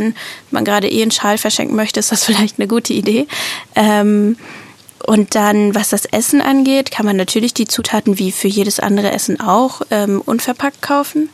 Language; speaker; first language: German; native; German